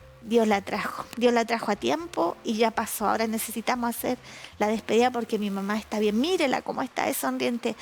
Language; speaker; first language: Spanish; native; Spanish